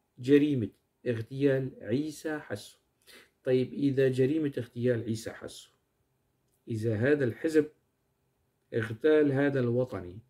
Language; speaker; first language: Arabic; non-native, local second language; Kurdish